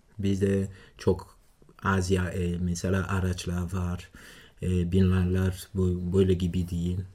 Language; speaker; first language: Turkish; non-native, learner; Swahili